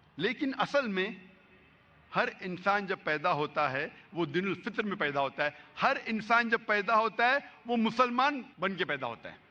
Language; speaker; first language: Urdu; non-native, local second language; Konkani